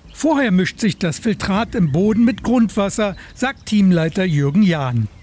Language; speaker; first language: German; native; German